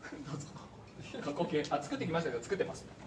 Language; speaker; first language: Japanese; native; Japanese